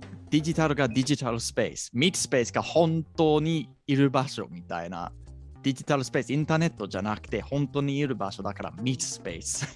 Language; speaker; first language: Japanese; non-native, fluent; English